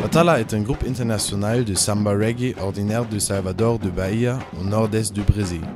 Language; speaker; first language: French; non-native, fluent; German